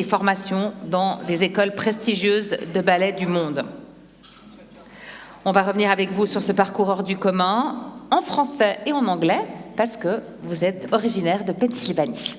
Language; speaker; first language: French; native; French